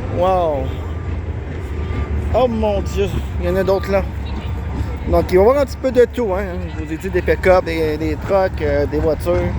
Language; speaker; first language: French; native; French